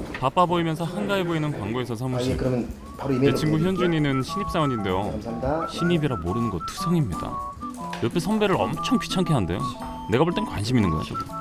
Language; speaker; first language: Korean; native; Korean